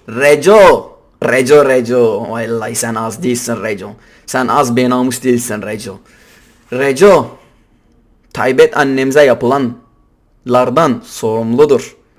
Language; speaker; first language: Turkish; non-native, local second language; Kurdish